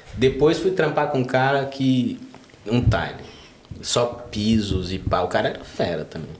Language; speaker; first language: Portuguese; native; Portuguese